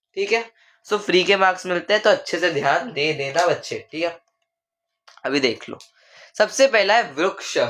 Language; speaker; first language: Hindi; non-native, local second language; Marathi